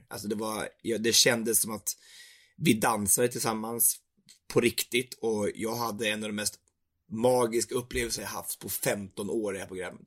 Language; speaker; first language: Swedish; native; Swedish